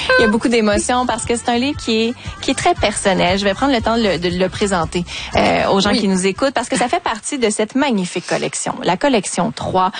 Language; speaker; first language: French; native; French